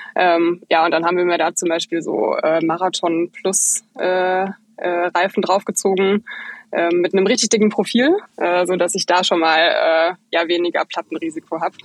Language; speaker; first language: German; native; German